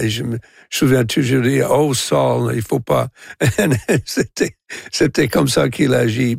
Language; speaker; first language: French; non-native, local second language; English